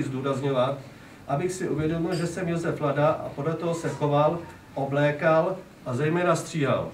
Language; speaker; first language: Czech; native; Czech